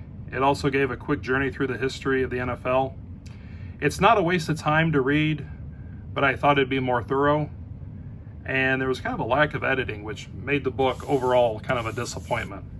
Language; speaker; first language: English; native; English